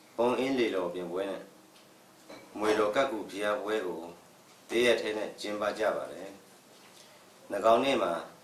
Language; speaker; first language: Burmese; non-native, local second language; Shan